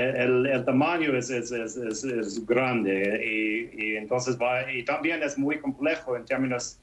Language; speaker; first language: Spanish; non-native, fluent; English